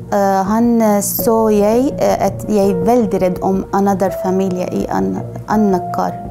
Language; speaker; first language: Norwegian; non-native, learner; Arabic